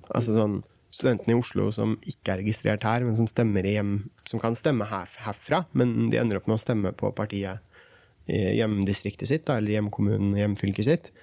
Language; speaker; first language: Norwegian; early bilingual, other home language; Kurdish